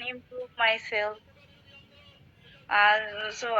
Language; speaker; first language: English; non-native, learner; Bangla